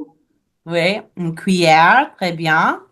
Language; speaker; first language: French; non-native, fluent; English